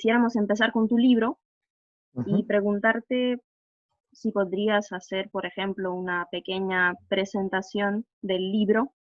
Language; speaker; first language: Spanish; non-native, fluent; Russian